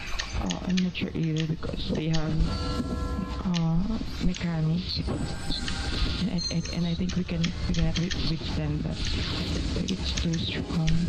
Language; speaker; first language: English; non-native, local second language; Filipino